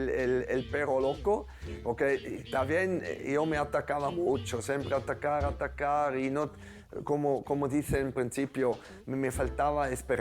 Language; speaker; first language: Spanish; non-native, fluent; German